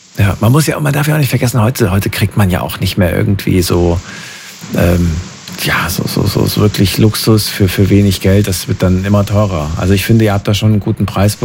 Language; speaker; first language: German; native; German